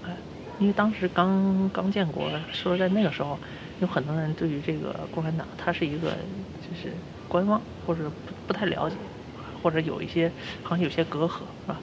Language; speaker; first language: Chinese; native; Chinese